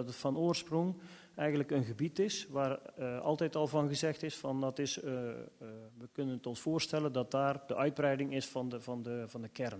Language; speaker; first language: Dutch; native; Dutch